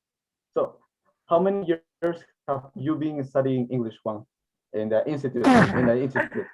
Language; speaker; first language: English; non-native, learner; Spanish